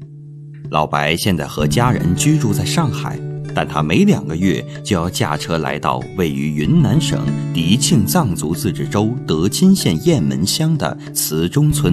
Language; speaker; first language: Chinese; native; Chinese